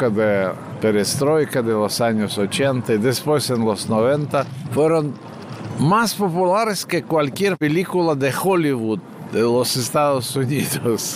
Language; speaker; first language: Spanish; non-native, fluent; Russian